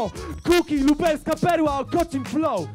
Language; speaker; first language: Polish; native; Polish